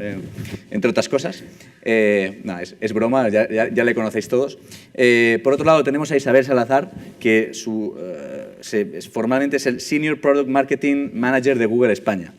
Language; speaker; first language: Spanish; native; Spanish